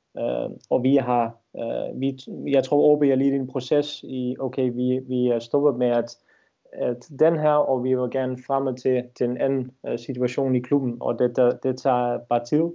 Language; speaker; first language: Danish; non-native, fluent; Dutch